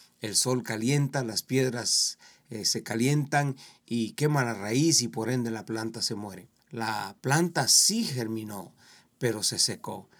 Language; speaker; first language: Spanish; native; Spanish